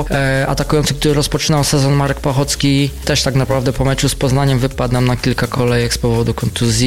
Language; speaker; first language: Polish; native; Polish